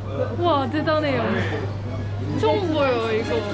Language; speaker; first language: Korean; non-native, learner; French